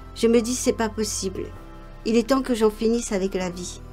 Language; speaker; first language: French; non-native, local second language; Morisyen